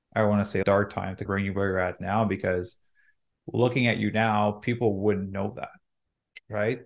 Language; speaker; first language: English; non-native, fluent; French